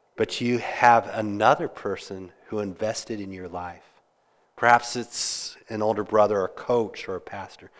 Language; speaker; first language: English; native; English